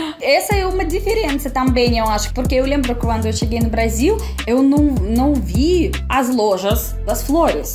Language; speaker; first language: Portuguese; non-native, fluent; Russian